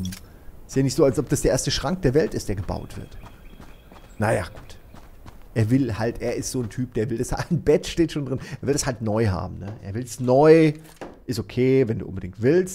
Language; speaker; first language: German; native; German